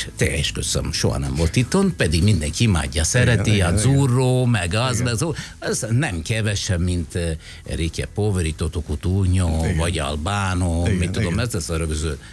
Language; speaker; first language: Hungarian; non-native, fluent; Italian